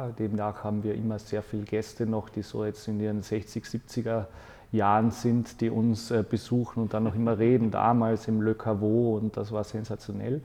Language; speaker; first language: German; native; German